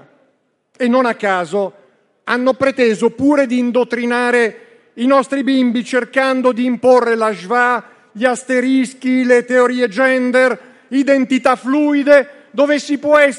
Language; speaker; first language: Italian; native; Italian